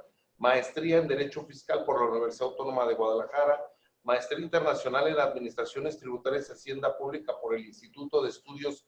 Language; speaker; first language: Spanish; native; Spanish